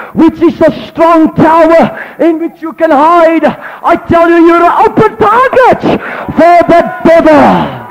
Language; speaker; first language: English; non-native, local second language; Afrikaans